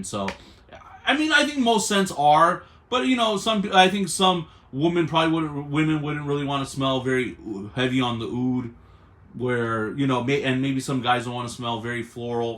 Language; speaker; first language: English; native; English